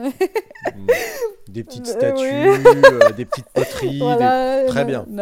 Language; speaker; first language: French; native; French